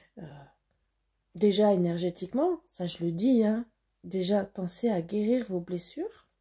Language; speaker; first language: French; native; French